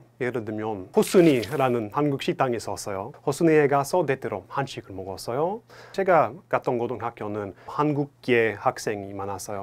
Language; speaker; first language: Korean; non-native, fluent; English